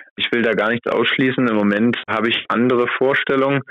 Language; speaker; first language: German; native; German